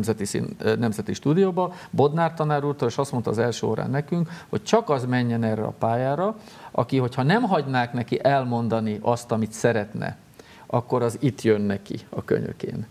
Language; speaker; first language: Hungarian; native; Hungarian